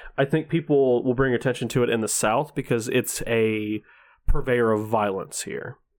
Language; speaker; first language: English; early bilingual, other home language; Danish